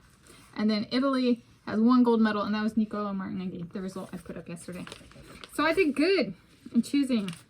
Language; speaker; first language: English; native; English